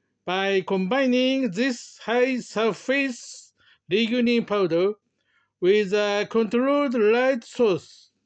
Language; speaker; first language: English; non-native, learner; Japanese